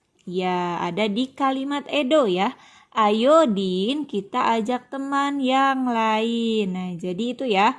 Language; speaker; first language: Indonesian; native; Indonesian